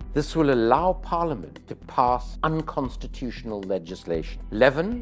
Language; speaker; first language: English; native; English